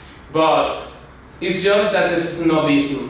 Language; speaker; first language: English; non-native, fluent; Spanish